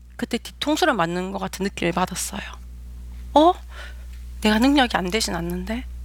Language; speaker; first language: Korean; native; Korean